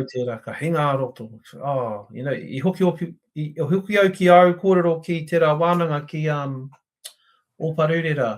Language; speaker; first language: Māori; non-native, local second language; English